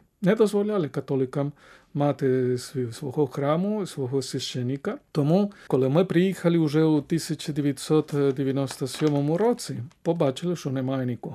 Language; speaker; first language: Ukrainian; non-native, fluent; Spanish